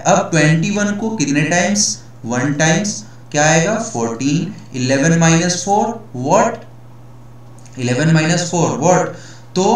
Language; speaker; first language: Hindi; native; Hindi